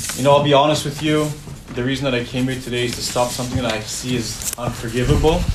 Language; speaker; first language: English; native; English